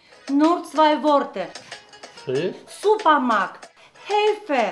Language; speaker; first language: German; non-native, learner; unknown